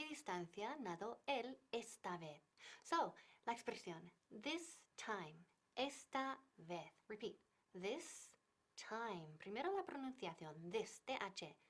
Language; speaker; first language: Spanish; non-native, fluent; English